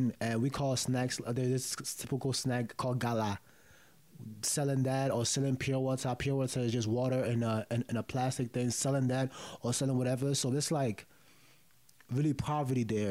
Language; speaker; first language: English; early bilingual, other home language; Yoruba